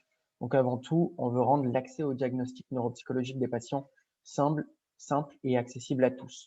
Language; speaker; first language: French; native; French